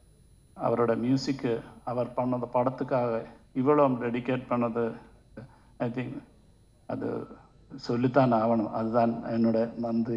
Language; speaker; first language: Tamil; non-native, learner; Malayalam